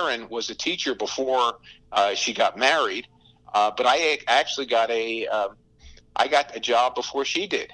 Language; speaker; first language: English; native; English